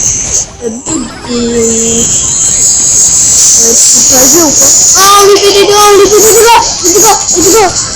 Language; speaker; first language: French; early bilingual, other home language; Romanian